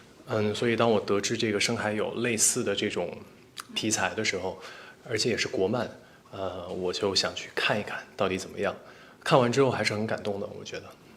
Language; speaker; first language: Chinese; native; Chinese